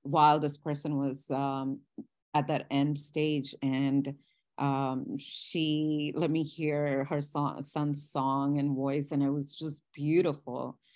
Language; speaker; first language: English; non-native, local second language; Gujarati